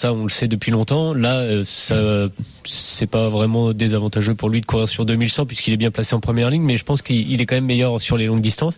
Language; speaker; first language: French; native; French